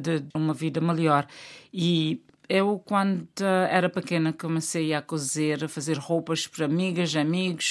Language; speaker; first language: Portuguese; non-native, local second language; Kabuverdianu